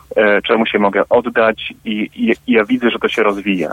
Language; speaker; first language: Polish; native; Polish